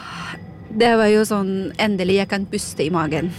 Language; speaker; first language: Norwegian; non-native, fluent; Filipino